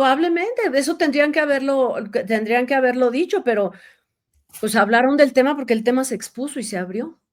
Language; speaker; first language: Spanish; native; Spanish